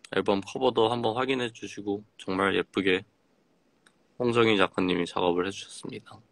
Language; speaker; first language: Korean; native; Korean